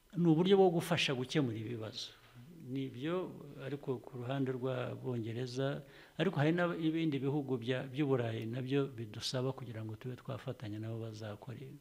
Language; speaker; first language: Kinyarwanda; early bilingual, heritage; Kinyarwanda